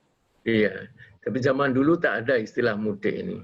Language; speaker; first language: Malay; non-native, local second language; Javanese